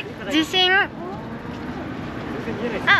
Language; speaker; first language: Korean; non-native, learner; Japanese